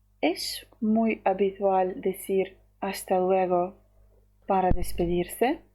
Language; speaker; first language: Spanish; non-native, fluent; Ukrainian